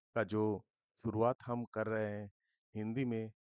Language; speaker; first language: Hindi; non-native, local second language; Bangla